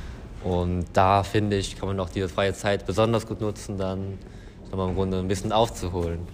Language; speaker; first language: German; native; German